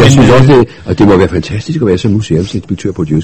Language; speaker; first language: Danish; native; Danish